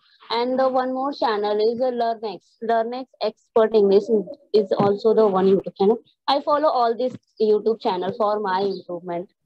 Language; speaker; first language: English; non-native, learner; Hindi